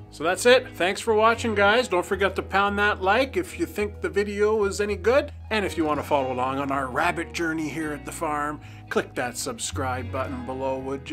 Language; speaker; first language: English; native; English